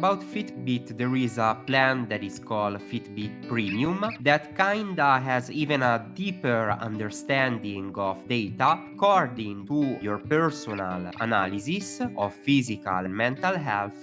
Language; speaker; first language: English; non-native, fluent; Italian